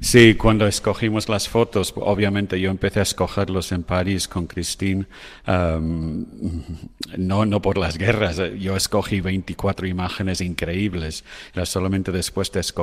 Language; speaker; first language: Spanish; non-native, fluent; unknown